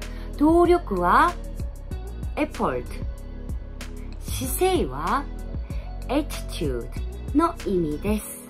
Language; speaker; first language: Japanese; non-native, fluent; Korean